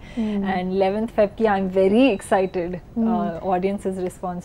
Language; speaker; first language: Telugu; non-native, learner; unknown